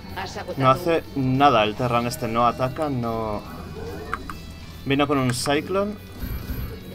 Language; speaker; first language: Spanish; native; Spanish